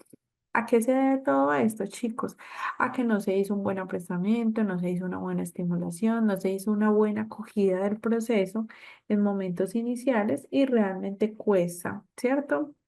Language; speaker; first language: Spanish; native; Spanish